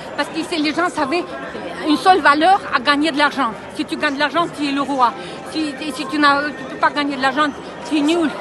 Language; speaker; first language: French; non-native, fluent; Russian